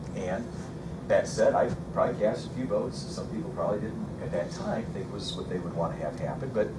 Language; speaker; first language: English; native; English